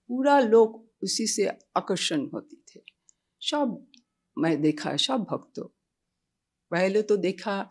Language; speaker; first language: Hindi; non-native, local second language; Bangla